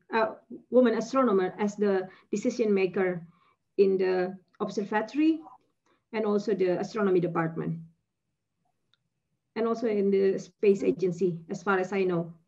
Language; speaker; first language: English; non-native, fluent; Indonesian